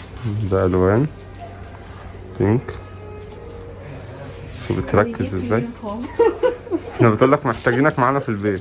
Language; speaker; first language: Arabic; native; Arabic